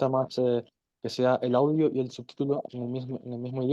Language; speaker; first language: Spanish; non-native, fluent; German